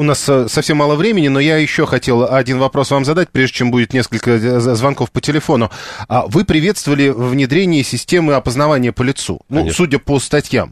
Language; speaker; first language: Russian; native; Russian